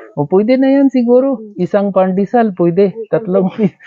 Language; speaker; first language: Filipino; non-native, learner; Urdu